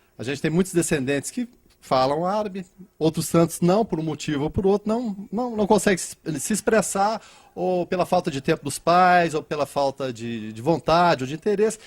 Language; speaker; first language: Portuguese; native; Portuguese